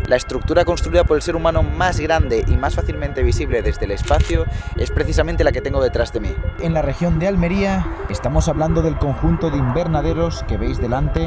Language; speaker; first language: Spanish; native; Spanish